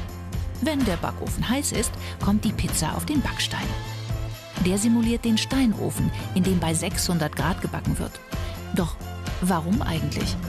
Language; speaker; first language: German; native; German